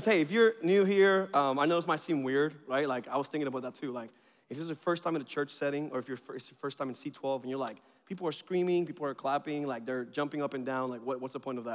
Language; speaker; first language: English; early bilingual, other home language; Spanish